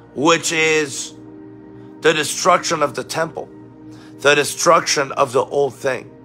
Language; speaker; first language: English; native; English